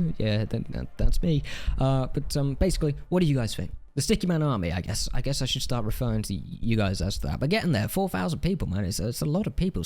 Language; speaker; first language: English; native; English